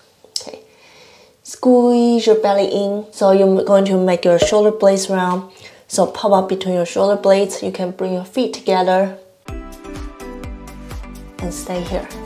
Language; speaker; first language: English; non-native, fluent; Chinese